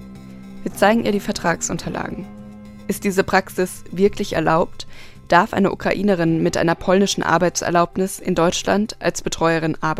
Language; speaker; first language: German; native; German